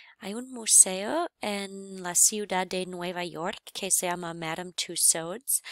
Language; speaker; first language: Spanish; non-native, fluent; English